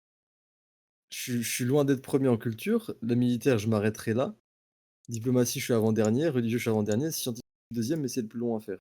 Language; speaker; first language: French; native; French